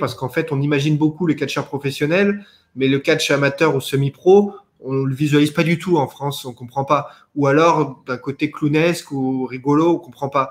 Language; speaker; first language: French; native; French